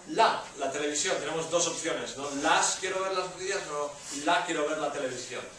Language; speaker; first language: Spanish; non-native, learner; English